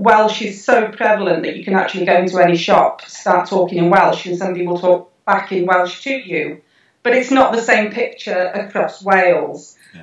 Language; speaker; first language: English; non-native, local second language; Welsh